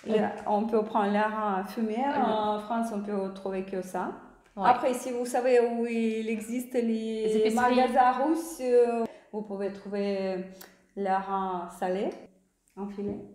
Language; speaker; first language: French; non-native, learner; Russian